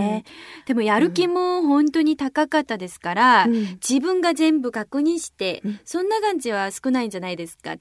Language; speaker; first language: Japanese; non-native, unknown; Korean